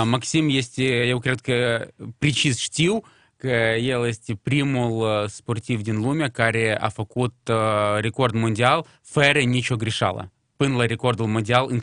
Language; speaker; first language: Romanian; non-native, local second language; Russian